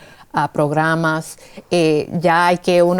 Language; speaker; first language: Spanish; early bilingual, heritage; Spanish